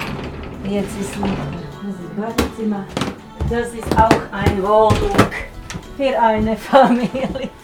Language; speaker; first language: German; non-native, learner; Slovak